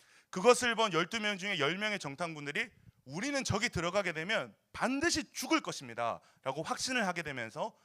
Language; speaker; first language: Korean; native; Korean